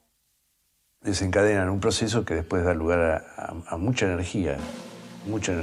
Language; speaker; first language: Spanish; native; Spanish